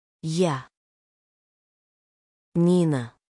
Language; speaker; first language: Russian; non-native, learner; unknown